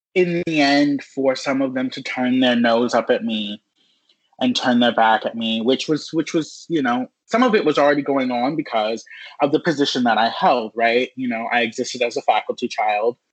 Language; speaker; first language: English; native; English